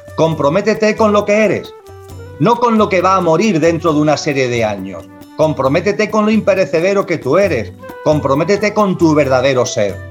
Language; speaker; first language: Spanish; native; Spanish